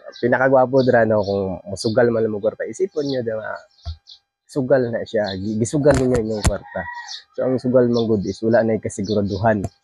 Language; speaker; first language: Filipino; non-native, local second language; Cebuano